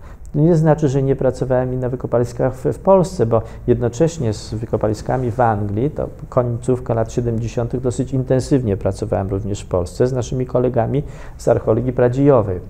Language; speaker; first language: Polish; native; Polish